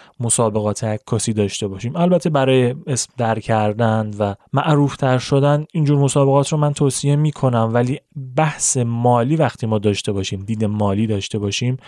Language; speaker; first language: Persian; native; Persian